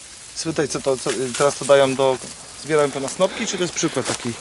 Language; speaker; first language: Polish; native; Polish